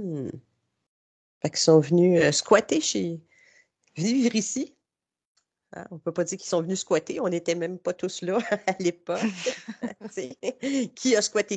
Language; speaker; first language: French; native; French